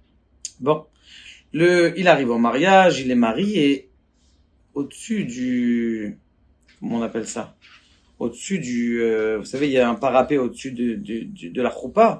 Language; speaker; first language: French; native; French